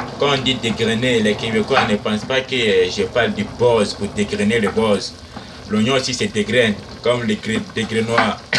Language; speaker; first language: French; non-native, local second language; Susu